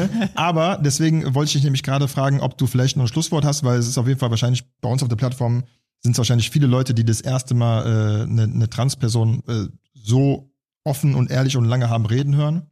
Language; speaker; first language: German; native; German